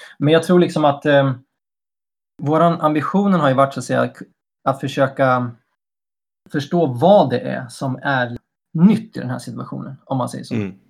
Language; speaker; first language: Swedish; native; Swedish